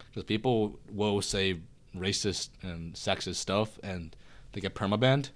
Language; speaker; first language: English; early bilingual, other home language; Korean